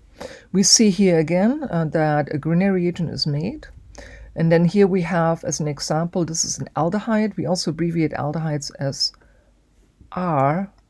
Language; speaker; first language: English; native; English